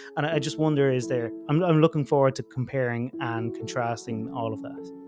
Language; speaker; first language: English; native; English